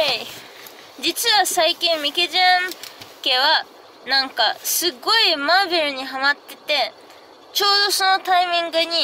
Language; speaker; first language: Japanese; early bilingual, heritage; Japanese